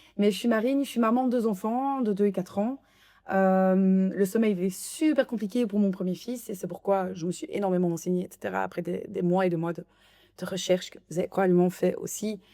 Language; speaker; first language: French; native; French